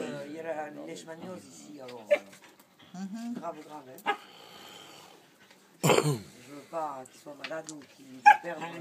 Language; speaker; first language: French; native; French